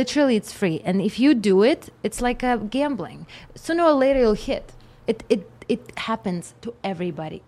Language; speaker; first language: English; non-native, fluent; Russian